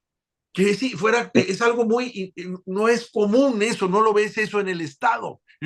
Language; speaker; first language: Spanish; native; Spanish